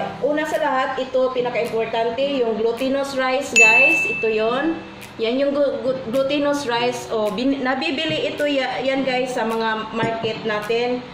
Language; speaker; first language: Filipino; non-native, local second language; Cebuano